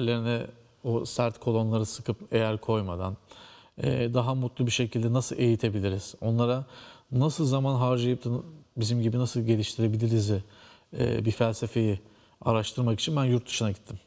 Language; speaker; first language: Turkish; native; Turkish